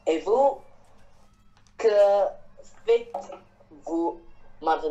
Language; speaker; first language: French; non-native, learner; Chinese